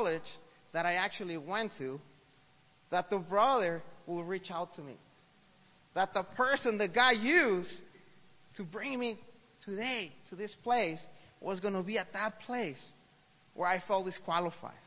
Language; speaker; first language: English; early bilingual, other home language; Spanish